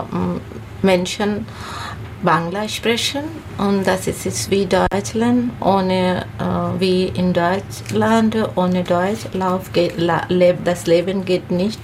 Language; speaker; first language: German; non-native, learner; Bangla